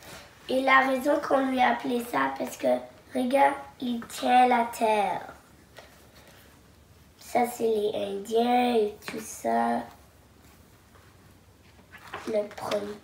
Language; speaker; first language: French; non-native, local second language; English